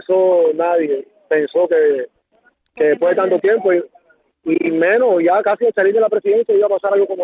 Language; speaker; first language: Spanish; native; Spanish